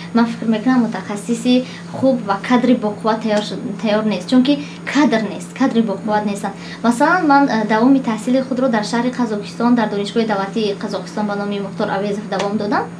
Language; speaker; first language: Tajik; native; Tajik